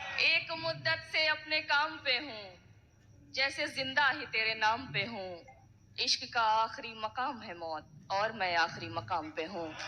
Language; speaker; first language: Urdu; native; Urdu